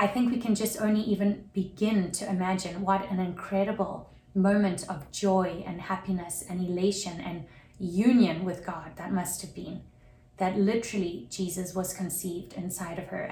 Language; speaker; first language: English; native; English